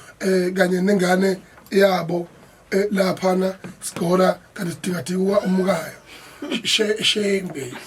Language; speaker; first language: Zulu; native; Zulu